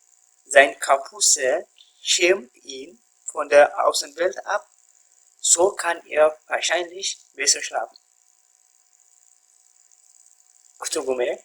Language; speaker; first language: German; non-native, fluent; Tigrinya